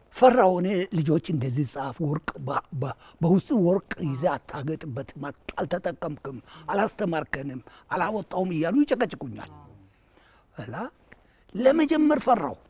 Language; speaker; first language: Amharic; non-native, local second language; Wolaytta